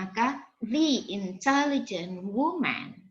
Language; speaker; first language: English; non-native, fluent; Indonesian